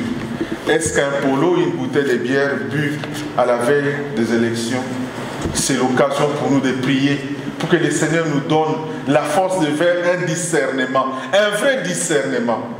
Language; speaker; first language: French; non-native, local second language; Lingala